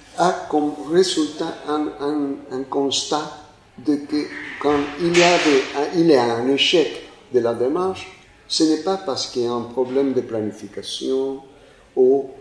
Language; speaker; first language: French; non-native, fluent; Spanish